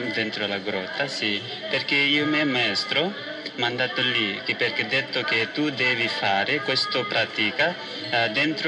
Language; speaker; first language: Italian; non-native, learner; Nepali